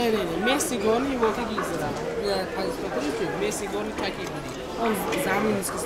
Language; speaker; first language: Russian; non-native, local second language; Uzbek